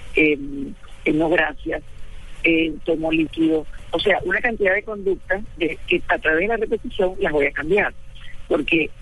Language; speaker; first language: Spanish; native; Spanish